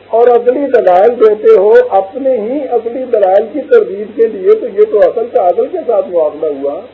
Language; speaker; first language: Urdu; non-native, local second language; Punjabi